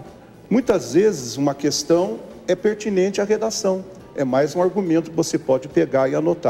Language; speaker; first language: Portuguese; native; Portuguese